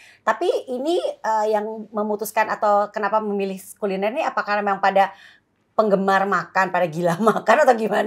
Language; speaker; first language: Indonesian; native; Indonesian